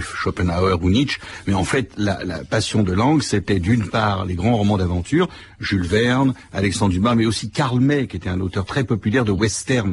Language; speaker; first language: French; native; French